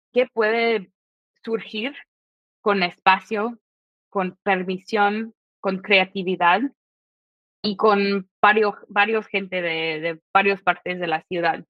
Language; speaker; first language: Spanish; non-native, fluent; English